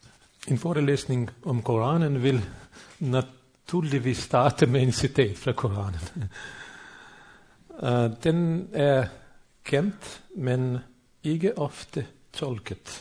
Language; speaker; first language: Swedish; non-native, fluent; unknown